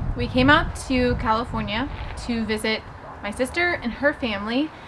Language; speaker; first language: English; native; English